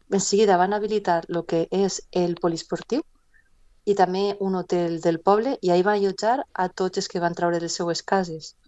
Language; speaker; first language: Catalan; non-native, local second language; Spanish